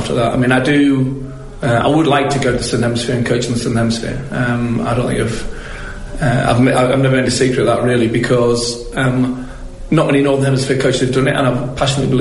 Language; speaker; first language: English; native; English